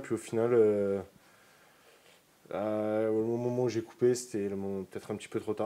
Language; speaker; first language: French; native; French